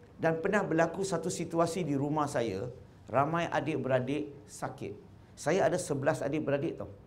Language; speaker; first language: Malay; non-native, local second language; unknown